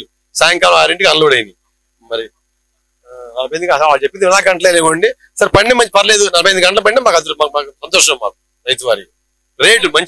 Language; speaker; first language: Telugu; native; Telugu